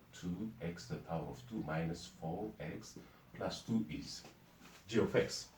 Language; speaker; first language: English; non-native, local second language; Amharic